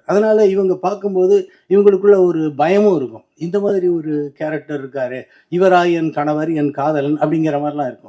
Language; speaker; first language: Tamil; native; Tamil